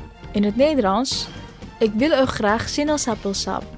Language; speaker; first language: Dutch; non-native, learner; Indonesian